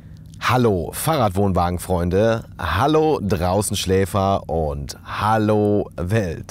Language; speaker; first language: German; native; German